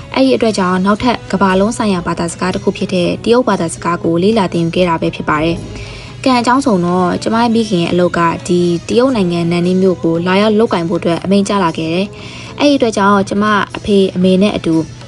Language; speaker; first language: Burmese; native; Burmese